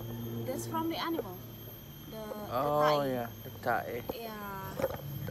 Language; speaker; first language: English; non-native, learner; Indonesian